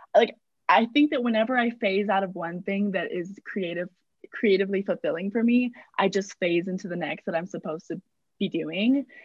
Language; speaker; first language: English; native; English